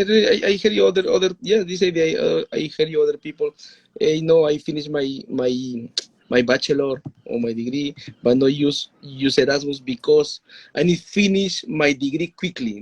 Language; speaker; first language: English; non-native, learner; Spanish